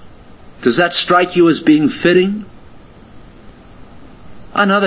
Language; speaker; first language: English; native; English